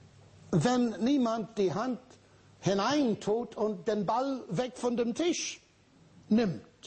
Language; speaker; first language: German; non-native, fluent; English